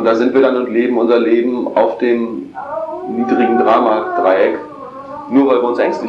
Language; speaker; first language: German; native; German